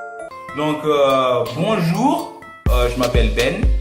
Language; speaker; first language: French; non-native, learner; English